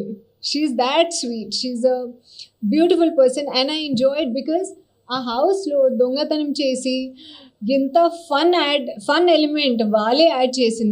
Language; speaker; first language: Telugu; non-native, learner; Hindi